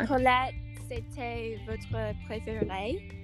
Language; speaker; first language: French; non-native, learner; English